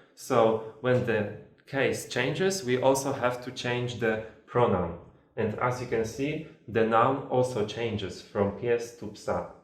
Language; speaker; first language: English; non-native, fluent; Polish